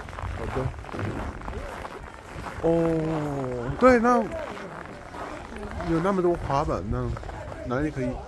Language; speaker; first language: Chinese; non-native, learner; English